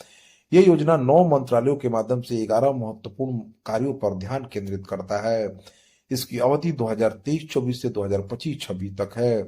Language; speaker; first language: Hindi; native; Hindi